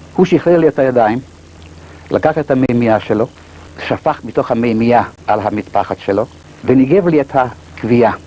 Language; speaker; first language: Hebrew; non-native, fluent; Hungarian